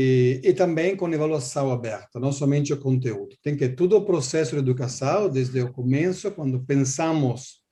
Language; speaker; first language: Portuguese; non-native, learner; Italian